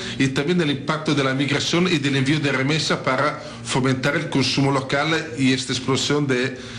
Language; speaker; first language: Spanish; non-native, fluent; Italian